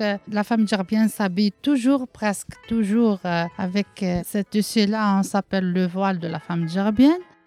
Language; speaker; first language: French; non-native, learner; Arabic